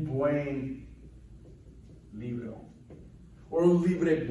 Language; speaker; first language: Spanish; non-native, fluent; English